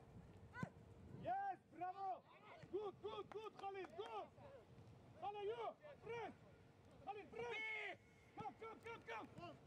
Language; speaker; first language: English; non-native, learner; Armenian